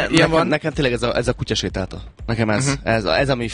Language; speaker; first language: Hungarian; native; Hungarian